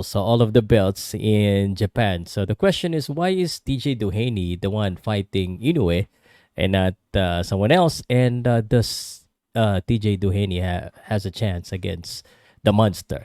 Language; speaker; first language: English; non-native, local second language; Filipino